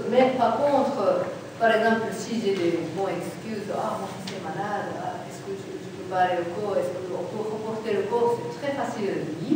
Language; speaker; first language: French; non-native, learner; Japanese